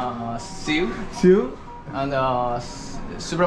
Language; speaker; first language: English; non-native, learner; Japanese